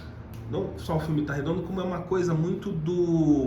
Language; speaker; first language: Portuguese; native; Portuguese